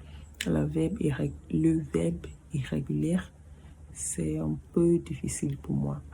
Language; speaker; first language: French; non-native, learner; English